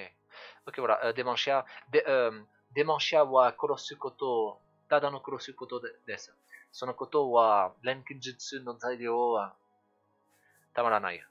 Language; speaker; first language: Japanese; non-native, learner; French